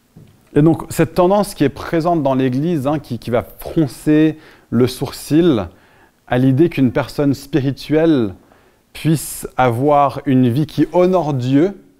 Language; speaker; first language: French; native; French